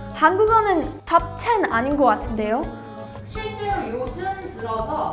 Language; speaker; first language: Korean; non-native, learner; English